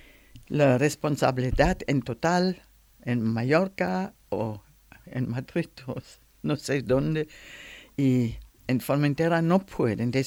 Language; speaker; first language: Spanish; non-native, learner; German